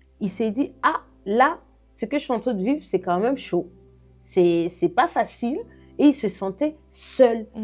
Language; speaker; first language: French; early bilingual, other home language; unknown